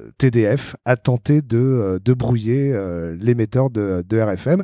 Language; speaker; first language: French; native; French